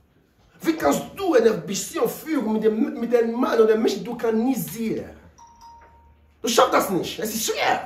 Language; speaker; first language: German; non-native, learner; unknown